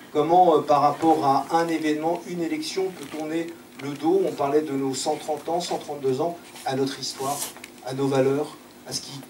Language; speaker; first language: French; native; French